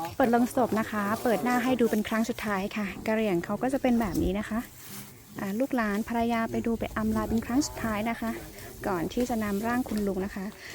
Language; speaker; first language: Thai; non-native, local second language; Karen languages